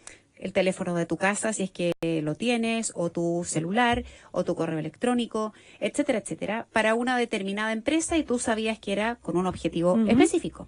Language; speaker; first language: Spanish; native; Spanish